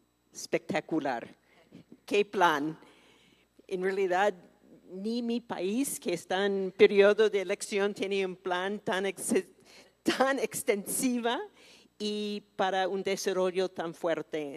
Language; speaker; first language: Spanish; non-native, fluent; English